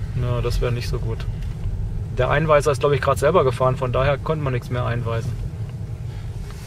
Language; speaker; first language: German; native; German